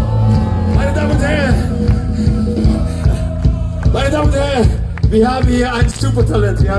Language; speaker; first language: German; non-native, learner; Dutch